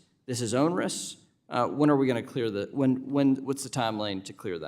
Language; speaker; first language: English; native; English